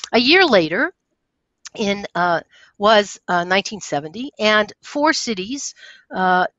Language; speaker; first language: English; native; English